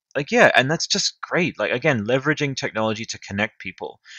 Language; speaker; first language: English; early bilingual, other home language; Italian